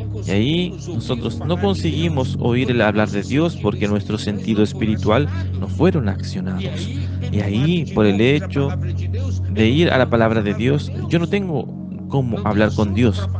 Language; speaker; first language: Spanish; non-native, fluent; Portuguese